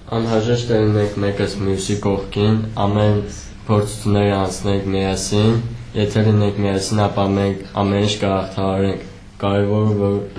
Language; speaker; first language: Armenian; native; Armenian